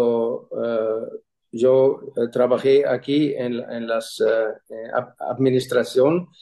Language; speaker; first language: Spanish; non-native, fluent; German